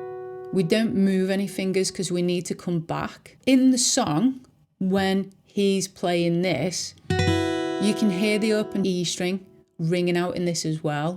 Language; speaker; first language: English; native; English